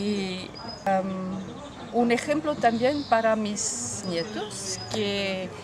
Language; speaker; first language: Spanish; non-native, learner; Dutch